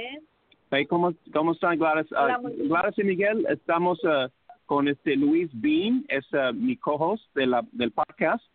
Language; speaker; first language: Spanish; early bilingual, heritage; English